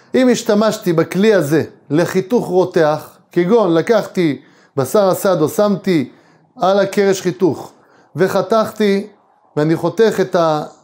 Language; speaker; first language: Hebrew; native; Hebrew